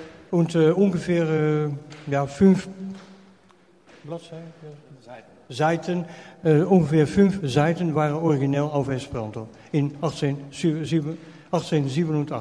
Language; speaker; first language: German; non-native, fluent; Dutch